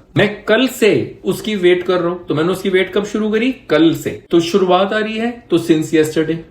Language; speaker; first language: Hindi; native; Hindi